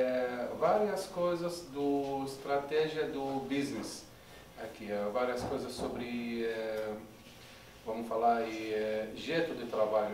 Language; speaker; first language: Portuguese; non-native, learner; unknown